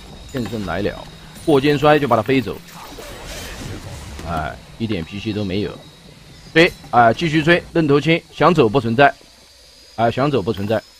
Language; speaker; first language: Chinese; native; Chinese